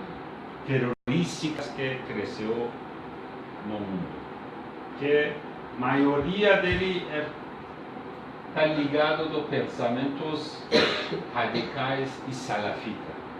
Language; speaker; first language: Portuguese; non-native, learner; Persian